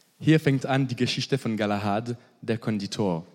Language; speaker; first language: German; non-native, learner; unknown